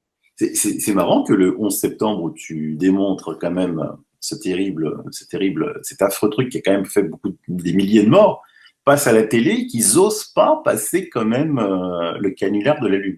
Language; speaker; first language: French; native; French